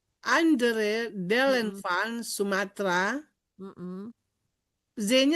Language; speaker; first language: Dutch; non-native, learner; Indonesian